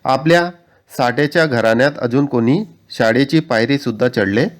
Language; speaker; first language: Marathi; non-native, local second language; Urdu